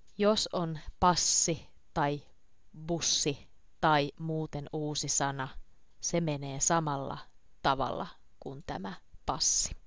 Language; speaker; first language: Finnish; non-native, fluent; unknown